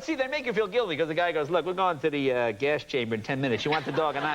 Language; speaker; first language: English; native; English